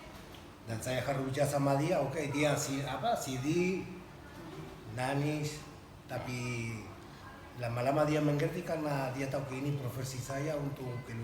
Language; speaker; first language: Indonesian; non-native, fluent; Spanish